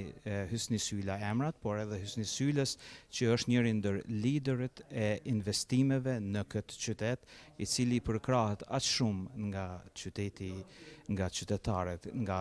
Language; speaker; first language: Albanian; native; Albanian